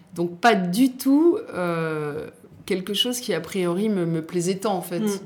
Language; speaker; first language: French; native; French